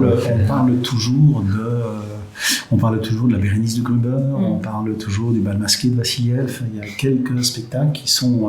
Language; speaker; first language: French; native; French